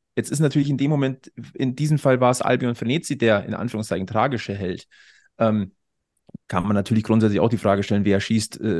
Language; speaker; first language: German; native; German